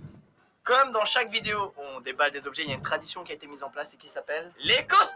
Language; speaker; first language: French; native; French